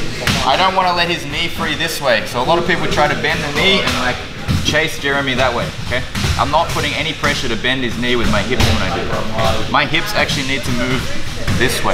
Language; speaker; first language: English; native; English